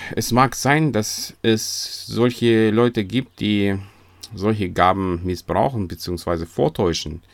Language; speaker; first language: German; non-native, fluent; Russian